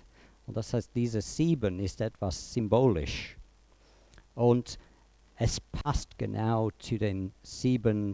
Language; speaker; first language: German; non-native, fluent; English